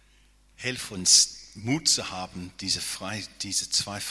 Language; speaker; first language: German; non-native, fluent; English